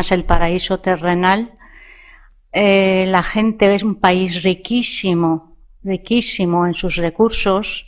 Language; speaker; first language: Spanish; non-native, fluent; Persian